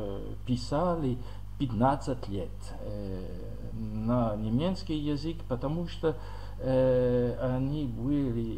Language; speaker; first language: Russian; non-native, learner; French